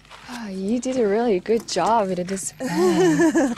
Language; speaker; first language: English; non-native, learner; Korean